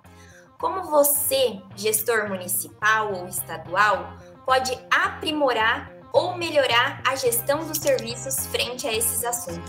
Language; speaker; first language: Portuguese; native; Portuguese